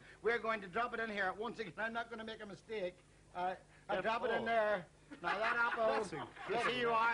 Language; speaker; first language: English; native; English